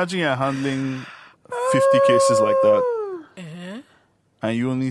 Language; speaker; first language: English; non-native, local second language; Yoruba